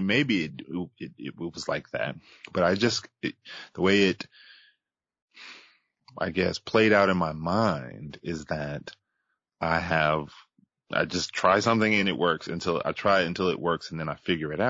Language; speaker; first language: English; native; English